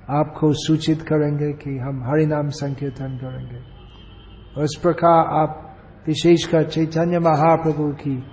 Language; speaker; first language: Hindi; non-native, fluent; English